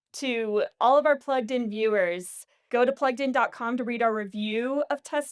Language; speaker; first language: English; native; English